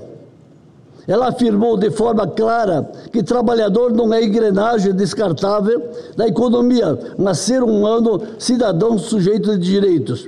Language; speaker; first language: Portuguese; native; Portuguese